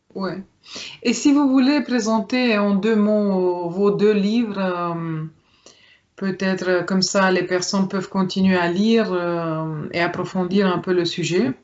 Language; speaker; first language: French; non-native, fluent; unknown